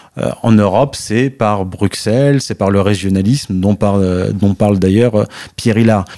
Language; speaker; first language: French; early bilingual, other home language; Arabic